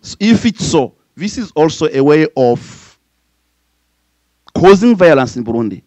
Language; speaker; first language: English; non-native, fluent; Rundi